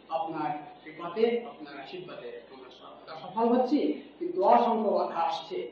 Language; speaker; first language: Bangla; native; Bangla